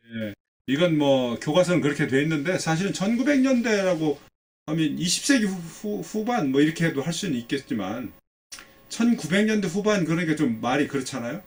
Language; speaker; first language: Korean; native; Korean